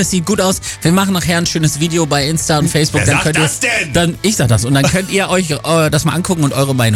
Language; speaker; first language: German; native; German